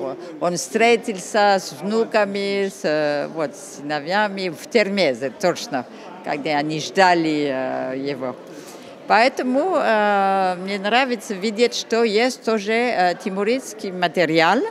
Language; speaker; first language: Russian; non-native, fluent; French